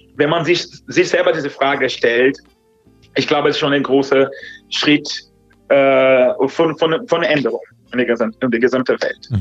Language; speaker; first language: German; non-native, fluent; Portuguese